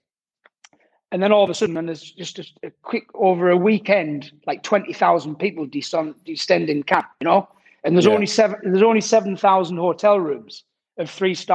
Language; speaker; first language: English; native; English